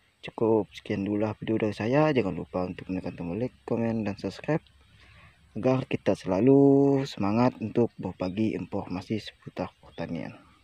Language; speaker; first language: Indonesian; non-native, local second language; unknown